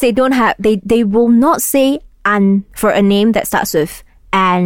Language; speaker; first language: English; non-native, local second language; Cantonese